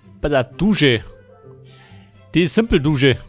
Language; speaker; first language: German; native; German